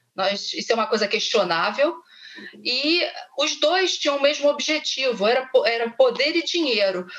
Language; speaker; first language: Portuguese; native; Portuguese